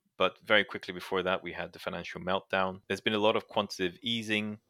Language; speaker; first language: English; non-native, fluent; Portuguese